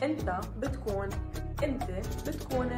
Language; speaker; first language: Arabic; native; Arabic